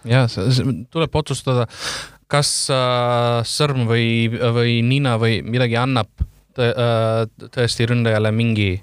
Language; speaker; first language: Estonian; non-native, fluent; Macedonian